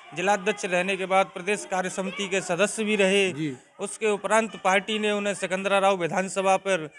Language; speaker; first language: Hindi; native; Hindi